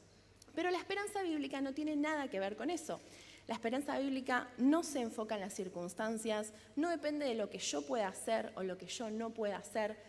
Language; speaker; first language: Spanish; native; Spanish